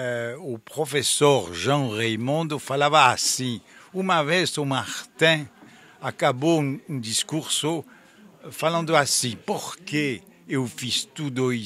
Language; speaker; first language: Portuguese; non-native, fluent; French